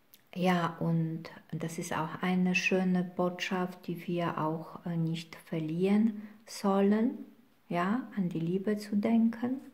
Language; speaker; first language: German; non-native, fluent; Polish